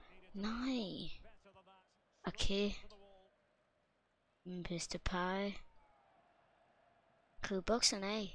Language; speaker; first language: Danish; native; Danish